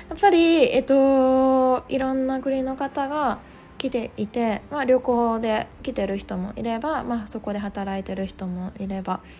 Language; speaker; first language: Japanese; native; Japanese